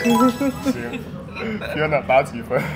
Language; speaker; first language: Chinese; non-native, fluent; Indonesian